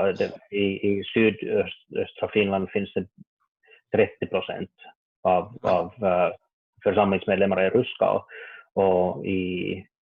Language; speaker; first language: Swedish; non-native, learner; Finnish